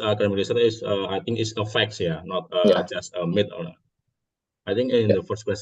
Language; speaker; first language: English; non-native, learner; Indonesian